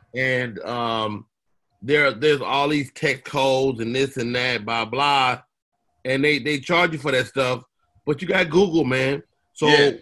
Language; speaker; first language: English; native; English